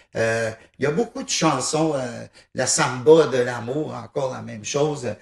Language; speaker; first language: French; native; French